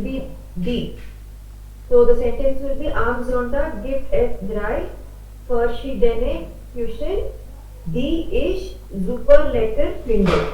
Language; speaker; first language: German; non-native, learner; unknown